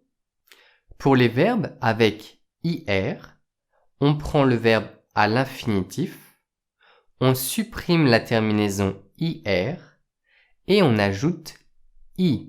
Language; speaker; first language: French; native; French